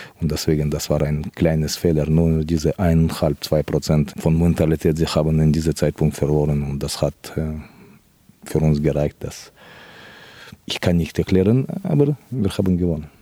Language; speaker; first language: German; non-native, fluent; Russian